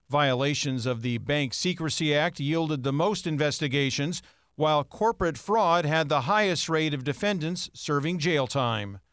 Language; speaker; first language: English; native; English